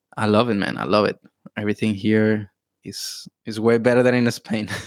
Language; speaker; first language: English; non-native, fluent; Spanish